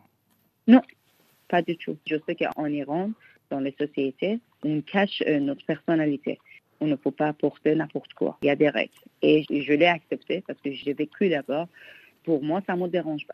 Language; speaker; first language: French; non-native, learner; Persian